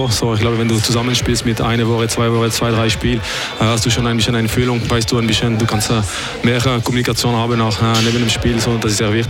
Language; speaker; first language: German; non-native, local second language; French